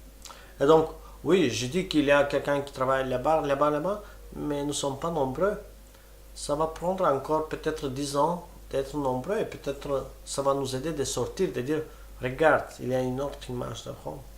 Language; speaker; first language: French; non-native, fluent; Romany